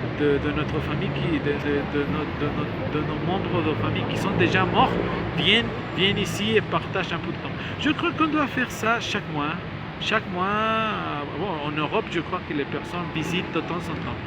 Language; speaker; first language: French; non-native, learner; Spanish